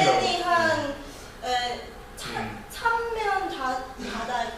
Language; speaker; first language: Korean; non-native, learner; Chinese